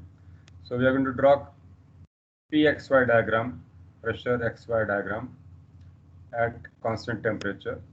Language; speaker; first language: English; non-native, local second language; Hindi